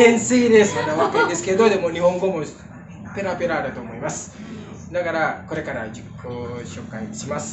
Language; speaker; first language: Japanese; non-native, fluent; Indonesian